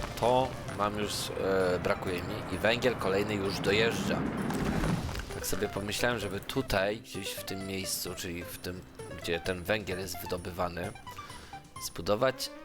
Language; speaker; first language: Polish; native; Polish